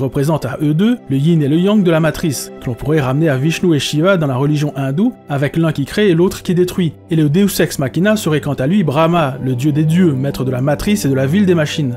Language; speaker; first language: French; native; French